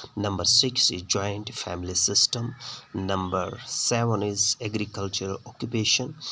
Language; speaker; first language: English; non-native, local second language; Urdu